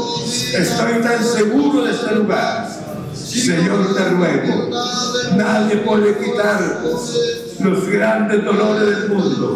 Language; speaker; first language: Spanish; native; Spanish